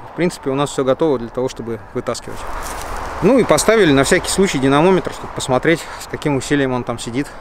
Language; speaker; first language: Russian; native; Russian